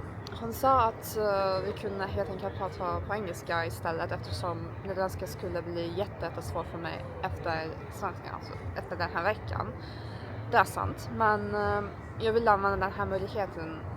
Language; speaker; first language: Swedish; non-native, learner; Turkish